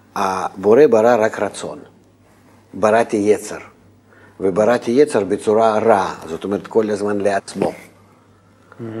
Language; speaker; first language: Hebrew; non-native, fluent; Russian